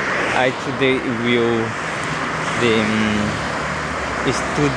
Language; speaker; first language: English; non-native, learner; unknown